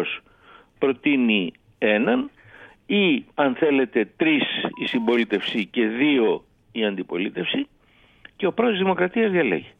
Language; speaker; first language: Greek; native; Greek